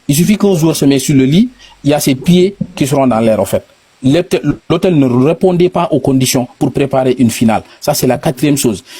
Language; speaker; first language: French; non-native, local second language; Wolof